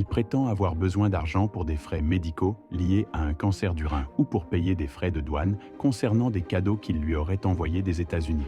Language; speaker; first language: French; native; French